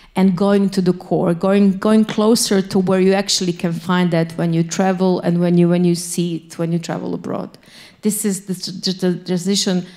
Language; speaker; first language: English; non-native, fluent; Bosnian